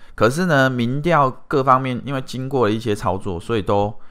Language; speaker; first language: Chinese; native; Chinese